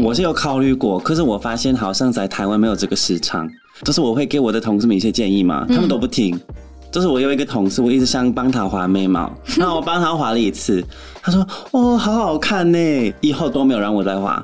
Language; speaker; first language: Chinese; non-native, fluent; English